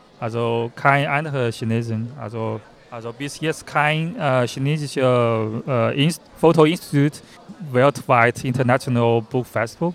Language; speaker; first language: German; non-native, learner; Chinese